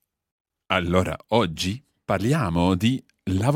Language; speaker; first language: Italian; non-native, fluent; English